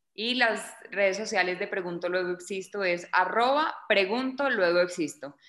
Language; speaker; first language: Spanish; native; Spanish